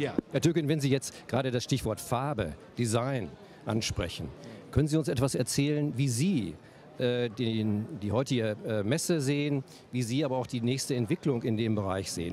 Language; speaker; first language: German; native; German